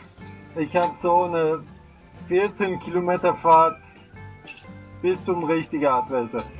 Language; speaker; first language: German; non-native, fluent; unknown